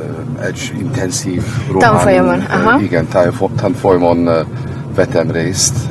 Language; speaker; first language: Hungarian; non-native, learner; English